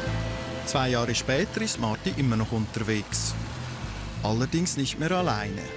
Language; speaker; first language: German; native; German